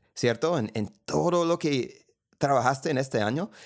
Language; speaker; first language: Spanish; non-native, fluent; English